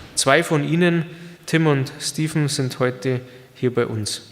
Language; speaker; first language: German; native; German